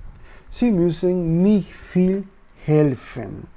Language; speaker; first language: German; non-native, learner; Spanish